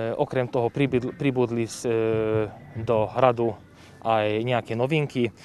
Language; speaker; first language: Slovak; non-native, local second language; Hungarian